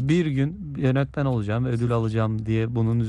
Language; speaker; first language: Turkish; native; Turkish